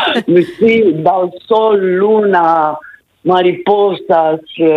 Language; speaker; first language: Spanish; non-native, learner; Italian